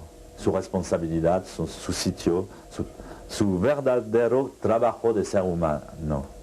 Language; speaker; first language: Spanish; non-native, fluent; French